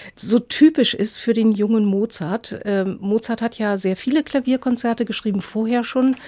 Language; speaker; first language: German; native; German